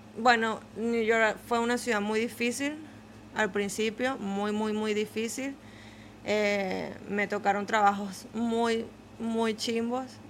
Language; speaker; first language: Spanish; native; Spanish